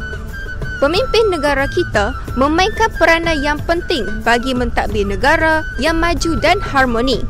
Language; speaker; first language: Malay; native; Malay